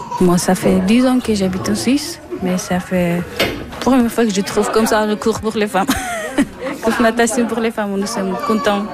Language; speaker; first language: French; non-native, learner; Persian